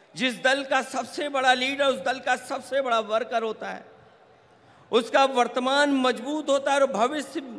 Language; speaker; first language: Hindi; native; Hindi